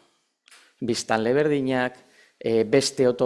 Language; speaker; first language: Basque; non-native, local second language; Spanish